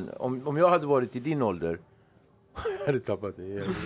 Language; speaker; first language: Swedish; native; Swedish